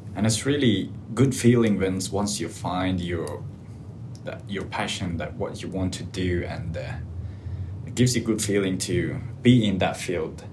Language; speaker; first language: English; non-native, fluent; Persian